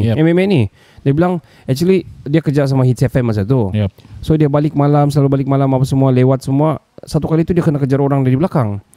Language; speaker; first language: Malay; native; Malay